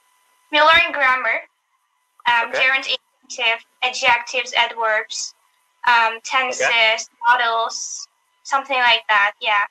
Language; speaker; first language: English; non-native, learner; Turkish